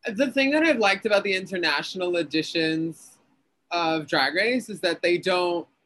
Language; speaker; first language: English; early bilingual, other home language; Spanish